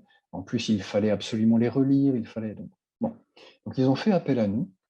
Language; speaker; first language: French; native; French